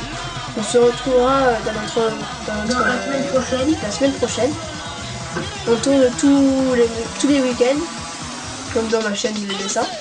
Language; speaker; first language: French; native; French